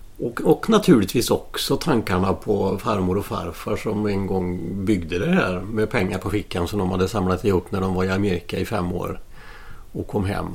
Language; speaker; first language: Swedish; native; Swedish